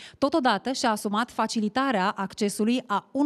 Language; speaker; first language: Romanian; native; Romanian